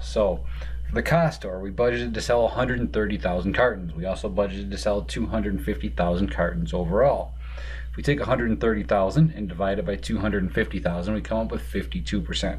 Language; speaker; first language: English; native; English